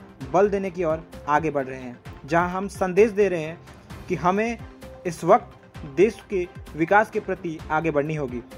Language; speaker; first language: Hindi; native; Hindi